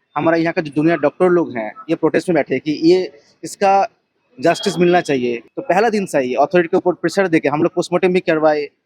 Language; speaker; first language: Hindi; non-native, local second language; Bangla